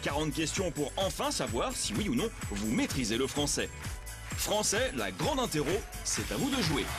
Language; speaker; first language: French; native; French